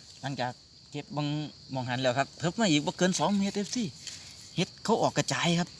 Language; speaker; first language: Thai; non-native, local second language; Northeastern Thai